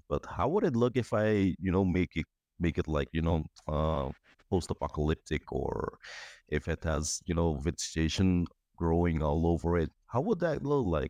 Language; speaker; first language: English; non-native, fluent; Spanish